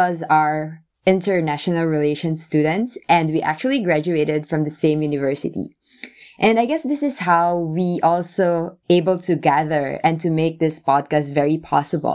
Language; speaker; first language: English; non-native, local second language; Filipino